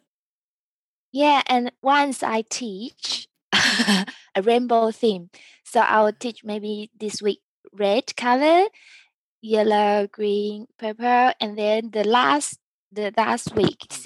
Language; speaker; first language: English; early bilingual, other home language; Chinese